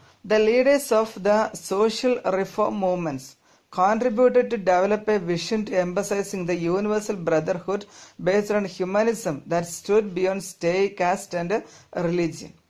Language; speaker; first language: English; non-native, local second language; Malayalam